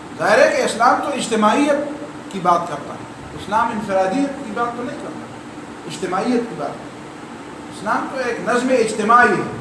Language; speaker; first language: Urdu; non-native, local second language; Pashto